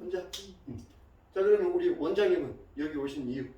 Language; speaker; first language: Korean; native; Korean